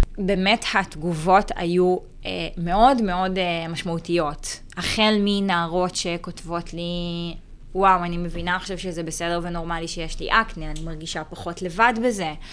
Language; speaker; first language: Hebrew; native; Hebrew